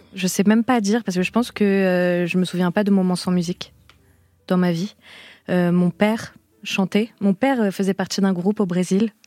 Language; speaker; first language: French; early bilingual, other home language; Portuguese